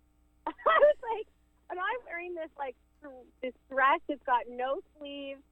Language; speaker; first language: English; native; English